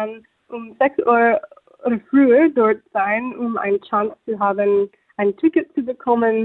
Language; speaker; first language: German; non-native, fluent; English